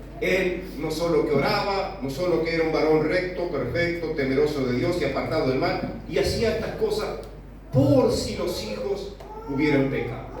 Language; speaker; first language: Spanish; native; Spanish